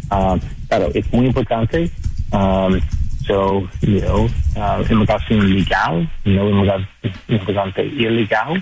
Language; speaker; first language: Spanish; non-native, learner; English